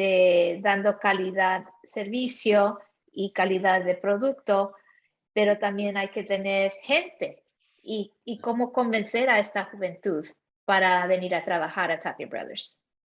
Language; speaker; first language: Spanish; early bilingual, heritage; Spanish